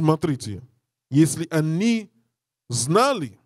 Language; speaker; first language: Russian; non-native, learner; English